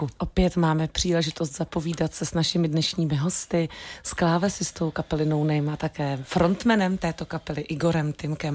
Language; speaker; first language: Czech; native; Czech